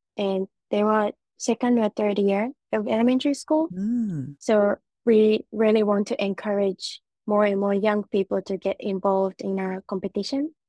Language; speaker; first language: English; non-native, fluent; Japanese